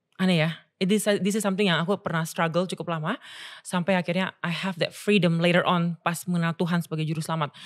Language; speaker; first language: Indonesian; native; Indonesian